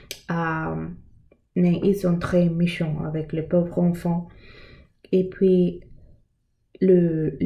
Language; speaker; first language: French; non-native, learner; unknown